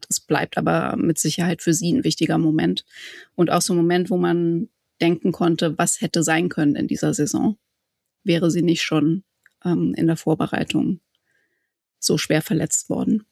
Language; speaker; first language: German; native; German